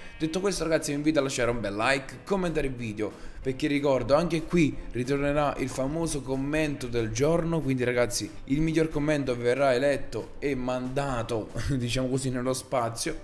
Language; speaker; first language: Italian; native; Italian